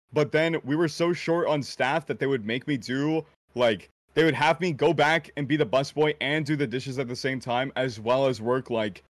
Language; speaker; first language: English; native; English